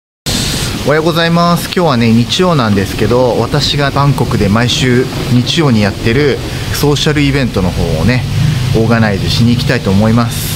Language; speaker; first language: Japanese; native; Japanese